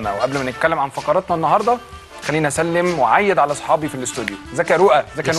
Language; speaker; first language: Arabic; native; Arabic